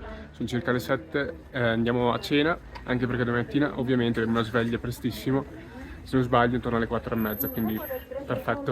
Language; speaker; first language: Italian; native; Italian